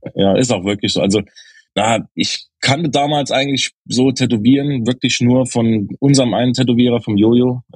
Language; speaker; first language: German; native; German